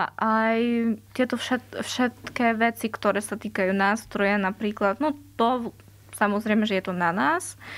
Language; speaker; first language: Slovak; non-native, fluent; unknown